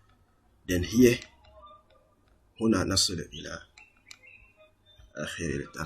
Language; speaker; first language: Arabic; non-native, fluent; English